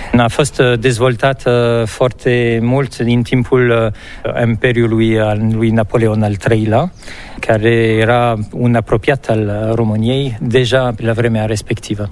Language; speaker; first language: Romanian; non-native, fluent; French